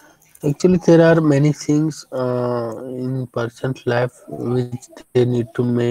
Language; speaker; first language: English; non-native, fluent; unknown